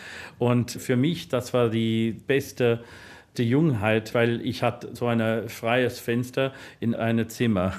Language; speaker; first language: German; non-native, fluent; English